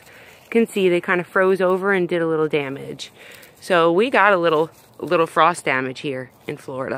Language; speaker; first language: English; native; English